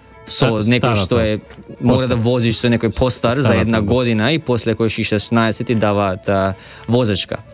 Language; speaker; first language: Macedonian; early bilingual, heritage; Macedonian